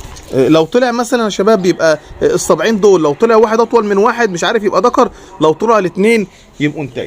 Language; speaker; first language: Arabic; native; Arabic